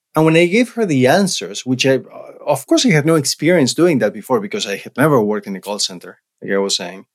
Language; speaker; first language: English; non-native, fluent; Spanish